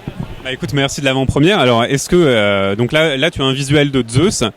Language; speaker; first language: French; native; French